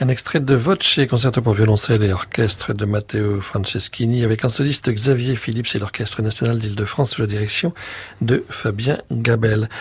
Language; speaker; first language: French; native; French